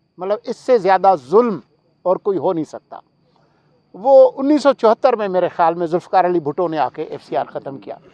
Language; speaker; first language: Urdu; non-native, local second language; Sindhi